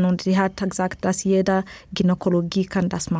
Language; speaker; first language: German; non-native, fluent; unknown